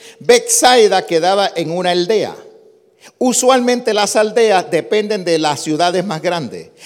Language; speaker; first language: Spanish; early bilingual, heritage; Spanish